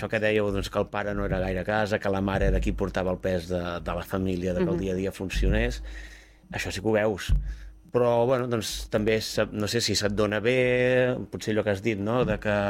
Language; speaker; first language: Catalan; native; Catalan